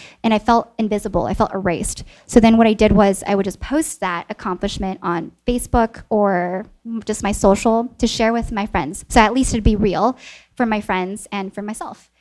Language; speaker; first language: English; early bilingual, other home language; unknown